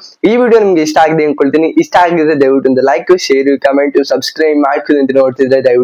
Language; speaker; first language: Kannada; native; Kannada